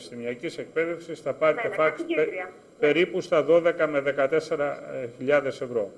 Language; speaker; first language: Greek; native; Greek